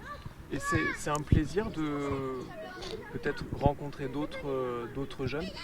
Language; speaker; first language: French; native; French